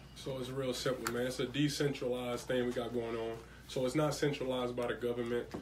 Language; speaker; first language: English; native; English